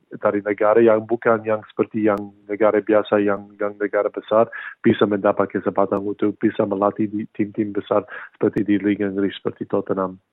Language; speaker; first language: Indonesian; non-native, fluent; English